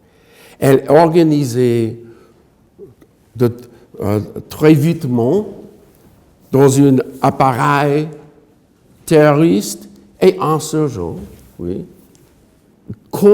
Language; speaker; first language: French; non-native, fluent; English